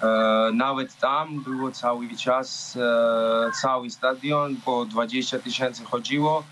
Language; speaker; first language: Polish; non-native, learner; Georgian